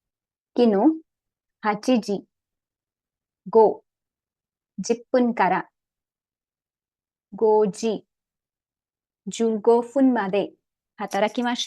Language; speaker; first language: Japanese; non-native, learner; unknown